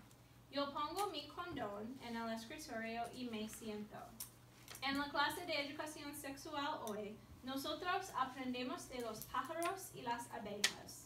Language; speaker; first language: Spanish; non-native, learner; English